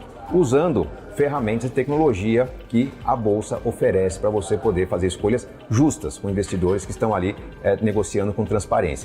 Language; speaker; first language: Portuguese; native; Portuguese